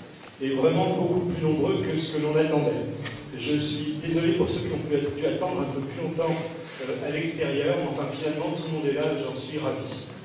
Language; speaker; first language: French; native; French